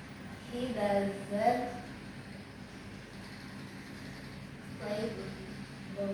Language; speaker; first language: English; non-native, learner; Indonesian